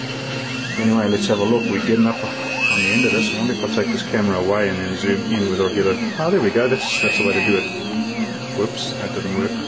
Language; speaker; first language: English; native; English